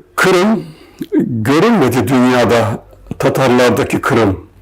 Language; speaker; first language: Turkish; native; Turkish